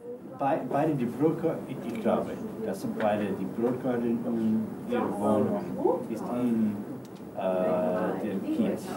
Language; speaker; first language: German; non-native, learner; English